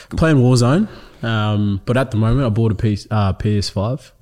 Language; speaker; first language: English; early bilingual, other home language; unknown